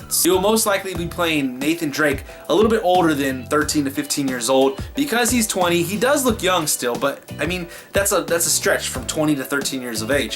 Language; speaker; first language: English; native; English